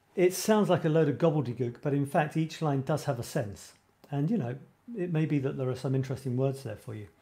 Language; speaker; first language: English; native; English